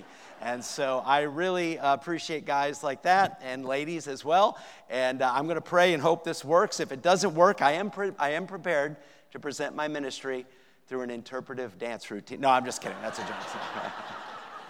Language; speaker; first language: English; native; English